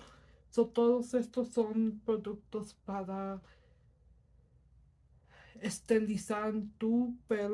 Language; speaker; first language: Spanish; early bilingual, heritage; Spanish